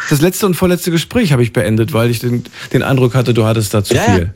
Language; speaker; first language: German; native; German